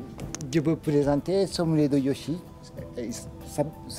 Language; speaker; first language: French; non-native, learner; Japanese